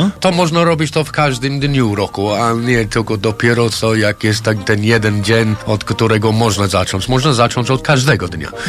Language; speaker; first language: Polish; non-native, fluent; English